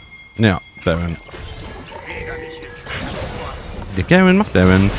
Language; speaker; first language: German; native; German